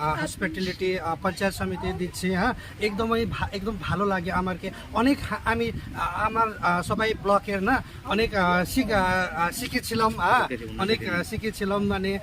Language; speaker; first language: Bangla; non-native, local second language; Nepali